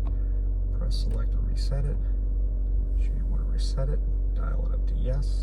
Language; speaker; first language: English; native; English